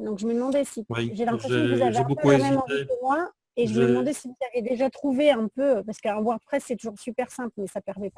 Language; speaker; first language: French; native; French